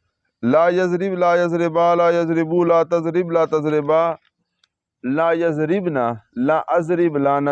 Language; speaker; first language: Arabic; non-native, fluent; Urdu